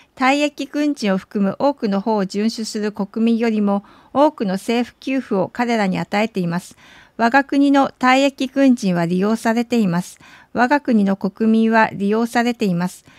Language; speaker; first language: Japanese; native; Japanese